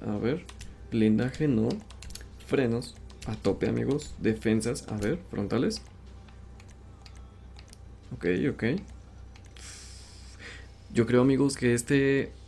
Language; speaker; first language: Spanish; native; Spanish